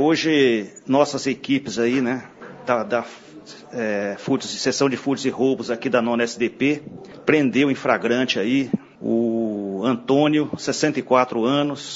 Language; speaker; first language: Portuguese; native; Portuguese